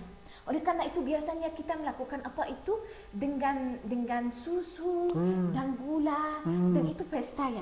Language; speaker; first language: Indonesian; non-native, learner; Arabic